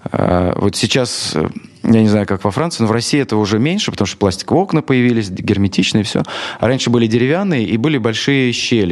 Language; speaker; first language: Russian; native; Russian